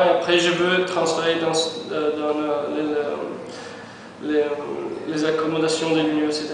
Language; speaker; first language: French; non-native, fluent; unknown